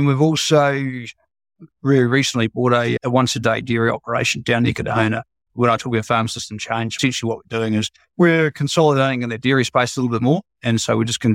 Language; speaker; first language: English; native; English